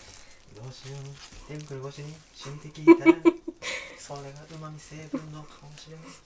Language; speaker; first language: Japanese; native; Japanese